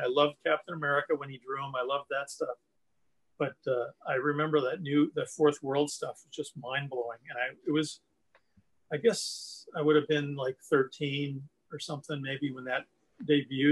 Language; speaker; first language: English; native; English